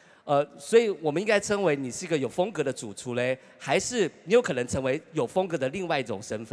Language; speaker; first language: Chinese; native; Chinese